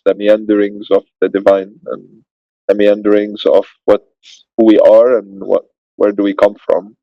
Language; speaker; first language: English; non-native, fluent; Arabic